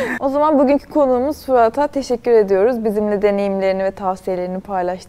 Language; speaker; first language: Turkish; native; Turkish